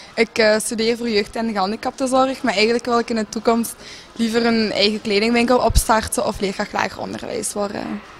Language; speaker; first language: Dutch; native; Dutch